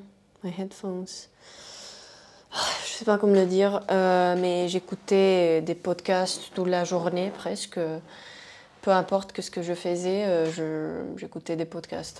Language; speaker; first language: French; non-native, fluent; Spanish